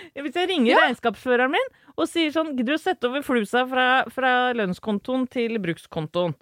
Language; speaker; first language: Norwegian; native; Norwegian